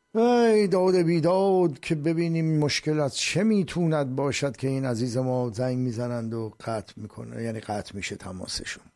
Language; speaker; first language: Persian; native; Persian